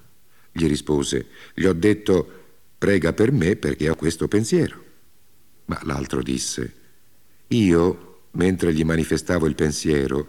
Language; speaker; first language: Italian; native; Italian